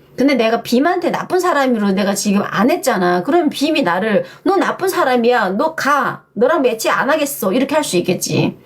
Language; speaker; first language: Korean; native; Korean